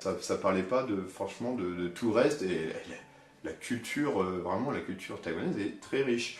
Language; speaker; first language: French; native; French